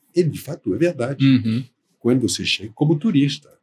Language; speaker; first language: Portuguese; non-native, fluent; French